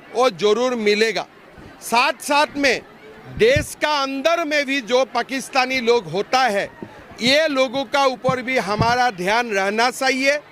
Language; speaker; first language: Hindi; non-native, local second language; Assamese